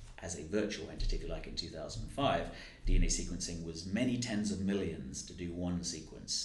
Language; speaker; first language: English; native; English